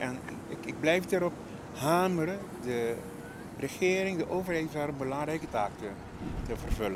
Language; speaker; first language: Dutch; non-native, local second language; Papiamento